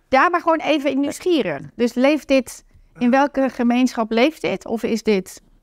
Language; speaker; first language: Dutch; native; Dutch